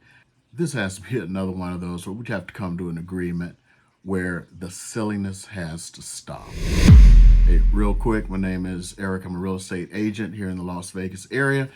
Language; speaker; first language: English; native; English